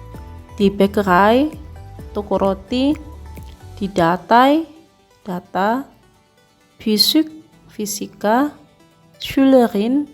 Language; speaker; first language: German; non-native, fluent; Indonesian